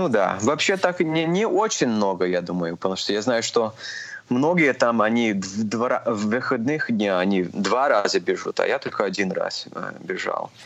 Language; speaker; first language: Russian; early bilingual, heritage; Russian